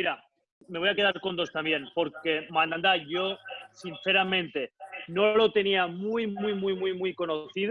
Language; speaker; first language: Spanish; native; Spanish